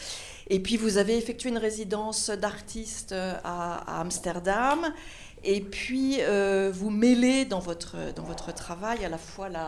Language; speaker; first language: French; native; French